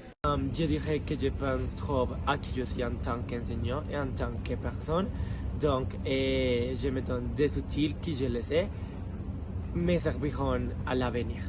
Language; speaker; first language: French; non-native, learner; Spanish